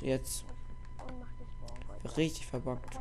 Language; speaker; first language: German; native; German